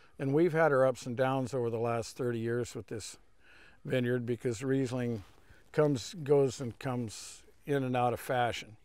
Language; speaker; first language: English; native; English